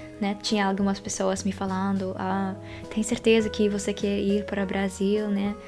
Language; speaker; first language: Portuguese; non-native, fluent; Dutch